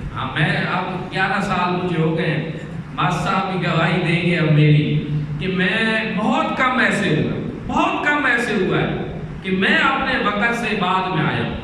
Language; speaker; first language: Urdu; non-native, local second language; Punjabi